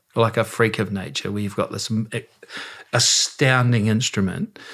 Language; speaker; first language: English; native; English